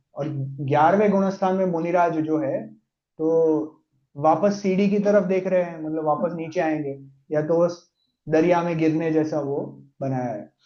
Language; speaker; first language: Hindi; non-native, local second language; Gujarati